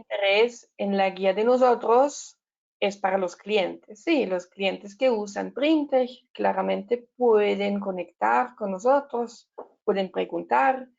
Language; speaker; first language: Spanish; non-native, learner; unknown